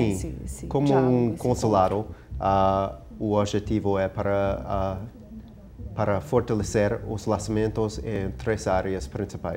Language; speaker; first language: Portuguese; non-native, fluent; English